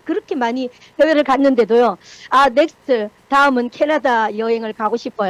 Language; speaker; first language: Korean; native; Korean